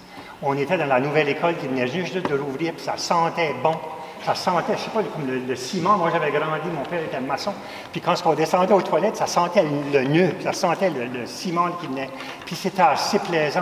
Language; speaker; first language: French; native; French